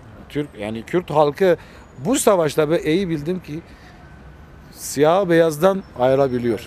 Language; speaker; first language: Turkish; non-native, fluent; Armenian